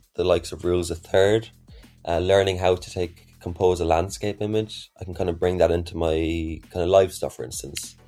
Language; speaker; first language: English; native; English